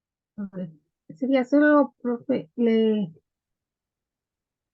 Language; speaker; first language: Spanish; native; Spanish